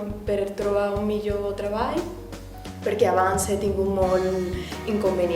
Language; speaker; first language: Catalan; non-native, learner; Spanish